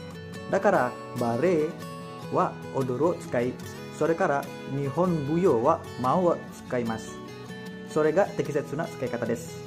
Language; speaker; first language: Japanese; non-native, learner; Indonesian